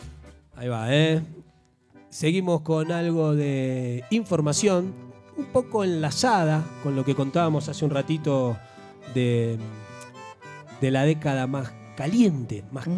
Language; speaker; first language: Spanish; native; Spanish